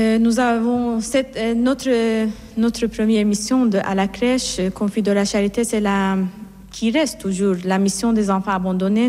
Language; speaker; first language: French; non-native, fluent; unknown